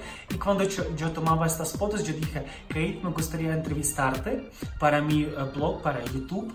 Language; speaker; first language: Spanish; non-native, fluent; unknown